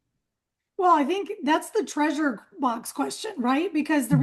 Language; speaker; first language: English; native; English